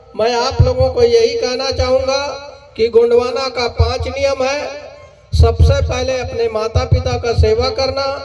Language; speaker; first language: Hindi; non-native, local second language; Gondi